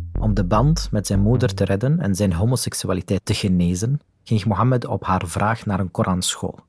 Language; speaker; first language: Dutch; non-native, fluent; Arabic